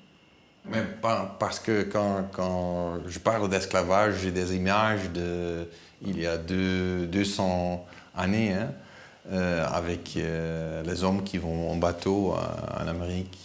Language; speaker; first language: French; non-native, learner; Dutch